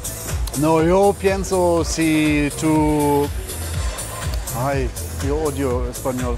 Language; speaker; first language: Spanish; non-native, learner; German